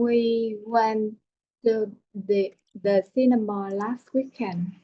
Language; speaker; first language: English; non-native, learner; Vietnamese